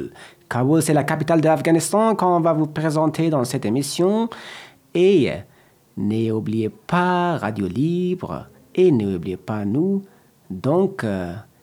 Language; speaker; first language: French; non-native, learner; Persian